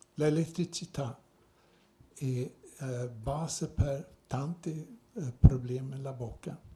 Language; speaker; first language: Italian; non-native, learner; Swedish